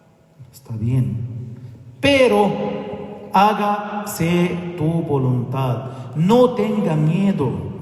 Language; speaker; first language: Spanish; non-native, fluent; Arabic